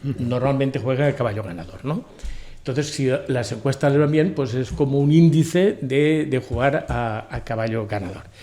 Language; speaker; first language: Spanish; non-native, local second language; Catalan